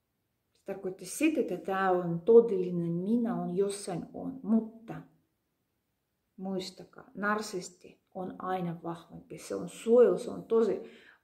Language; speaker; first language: Finnish; non-native, fluent; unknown